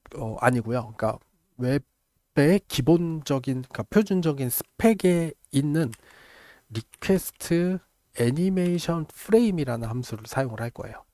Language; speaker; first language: Korean; native; Korean